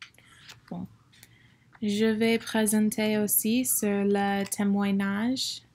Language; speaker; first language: French; non-native, learner; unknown